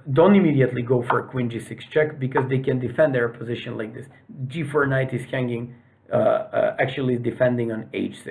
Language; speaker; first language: English; non-native, fluent; Serbian